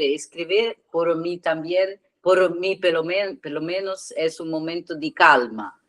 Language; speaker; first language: Spanish; non-native, learner; Italian